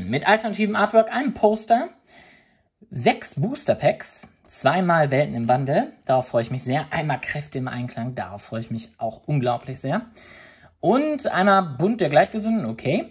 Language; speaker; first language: German; native; German